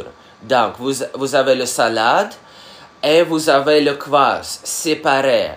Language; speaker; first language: French; non-native, learner; Russian